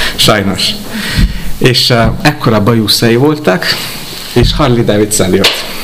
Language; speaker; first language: Hungarian; non-native, fluent; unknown